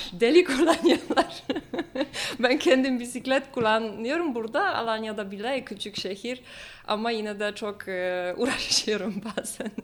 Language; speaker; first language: Turkish; non-native, fluent; Polish